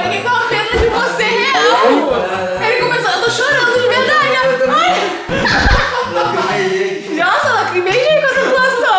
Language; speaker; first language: Portuguese; native; Portuguese